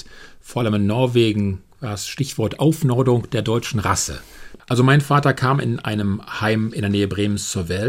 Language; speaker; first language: German; native; German